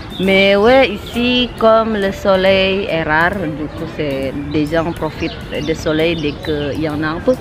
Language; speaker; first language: French; non-native, fluent; Sundanese